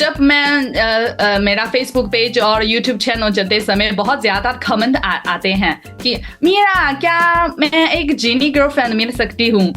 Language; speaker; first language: Hindi; non-native, learner; Chinese